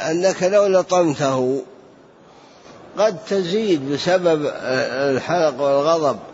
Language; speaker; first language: Arabic; native; Arabic